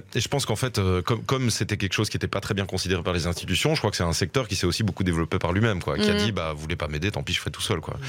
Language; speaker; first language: French; native; French